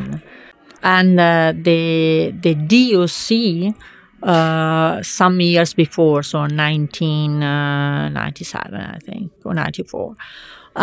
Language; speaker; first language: English; non-native, fluent; Italian